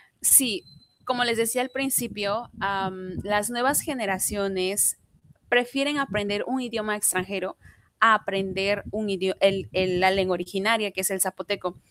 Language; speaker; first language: Spanish; non-native, local second language; Zapotec